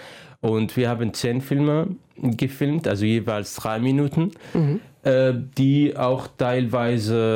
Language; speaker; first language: German; non-native, fluent; Arabic